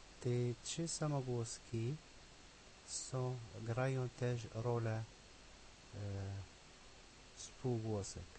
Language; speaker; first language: Polish; non-native, learner; Arabic